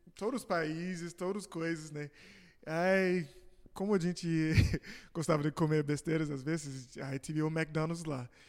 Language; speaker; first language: Portuguese; non-native, fluent; English